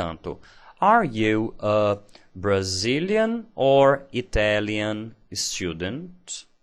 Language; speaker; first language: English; non-native, fluent; Portuguese